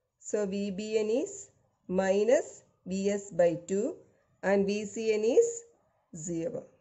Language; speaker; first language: English; non-native, local second language; Malayalam